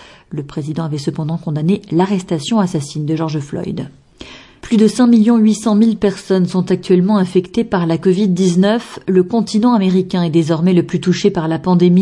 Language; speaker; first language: French; native; French